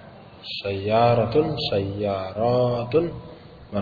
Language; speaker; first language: Arabic; non-native, fluent; Indonesian